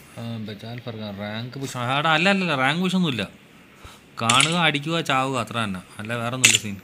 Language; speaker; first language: Malayalam; native; Malayalam